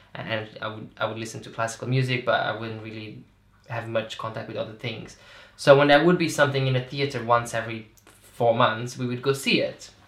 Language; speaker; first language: English; non-native, fluent; Portuguese